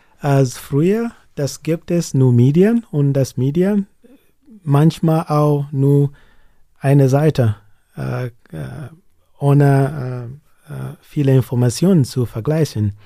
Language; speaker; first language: German; non-native, learner; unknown